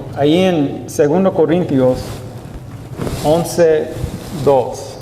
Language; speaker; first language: Spanish; non-native, learner; English